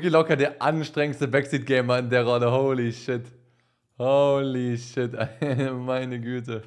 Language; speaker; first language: German; native; German